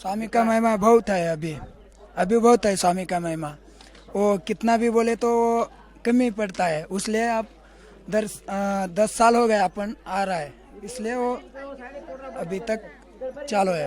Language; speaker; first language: Hindi; non-native, local second language; Marathi